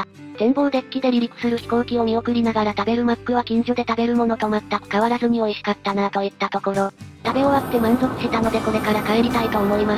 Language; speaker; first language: Japanese; native; Japanese